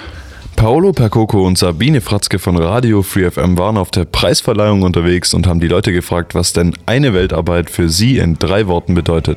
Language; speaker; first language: German; native; German